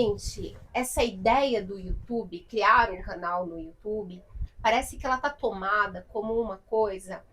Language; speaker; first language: Portuguese; native; Portuguese